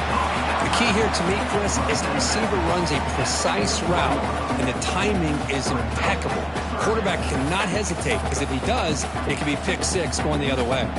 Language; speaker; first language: English; native; English